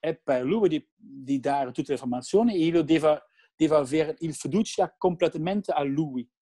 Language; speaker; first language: Italian; non-native, learner; Dutch